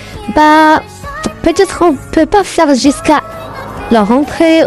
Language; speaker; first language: French; non-native, learner; Arabic